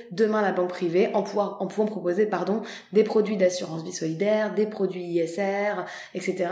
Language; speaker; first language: French; native; French